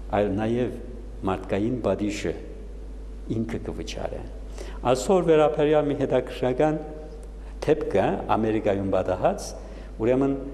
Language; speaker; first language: Armenian; early bilingual, heritage; Armenian